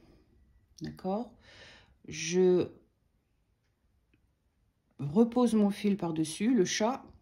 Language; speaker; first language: French; native; French